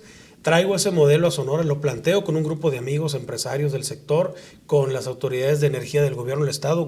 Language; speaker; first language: Spanish; native; Spanish